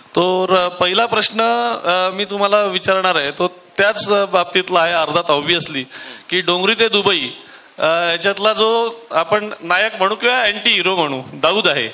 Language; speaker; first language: Marathi; native; Marathi